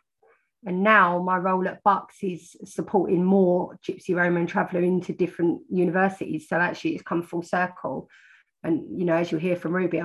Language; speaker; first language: English; native; English